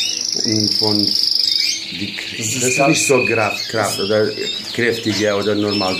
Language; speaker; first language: German; non-native, learner; Kurdish